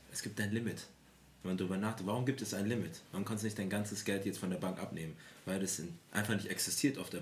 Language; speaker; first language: German; native; German